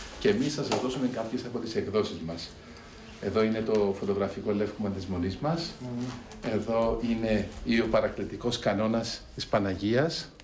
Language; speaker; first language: Greek; native; Greek